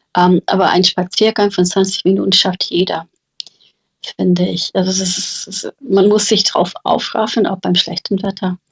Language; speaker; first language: German; non-native, fluent; English